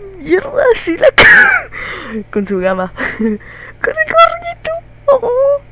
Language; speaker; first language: Spanish; native; Spanish